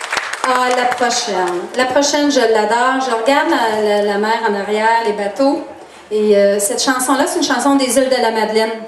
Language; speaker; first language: French; native; French